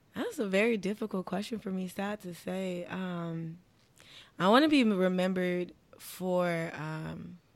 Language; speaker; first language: English; native; English